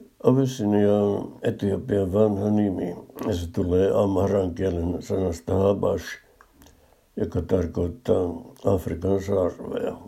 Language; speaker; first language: Finnish; native; Finnish